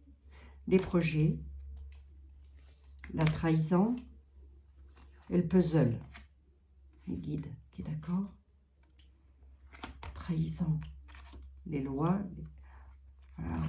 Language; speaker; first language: French; native; French